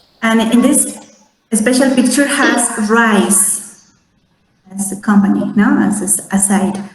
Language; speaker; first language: English; non-native, fluent; Spanish